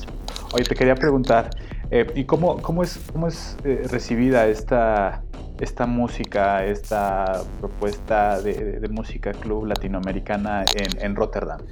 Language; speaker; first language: Spanish; native; Spanish